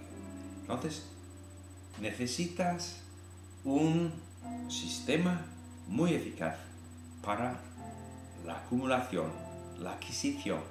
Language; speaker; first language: Spanish; non-native, fluent; English